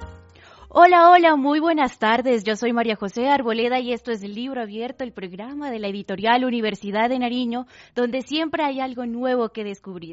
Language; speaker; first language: Spanish; native; Spanish